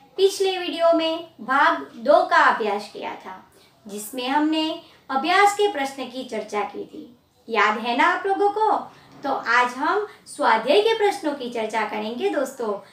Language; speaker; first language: Hindi; non-native, local second language; Gujarati